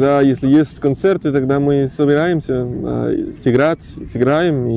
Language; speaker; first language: Russian; non-native, learner; Spanish